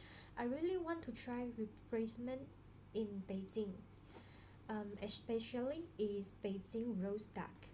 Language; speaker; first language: English; non-native, local second language; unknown